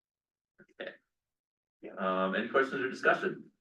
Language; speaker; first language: English; native; English